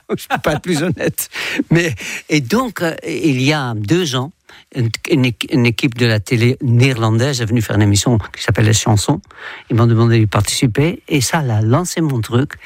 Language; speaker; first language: French; non-native, fluent; Dutch